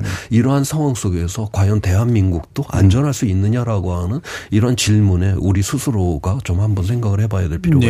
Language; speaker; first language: Korean; native; Korean